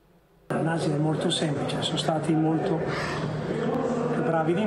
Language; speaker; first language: Italian; non-native, fluent; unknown